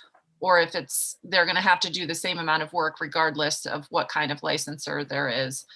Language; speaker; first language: English; native; English